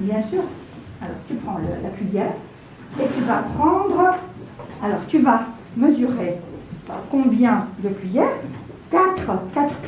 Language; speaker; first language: French; non-native, local second language; Arabic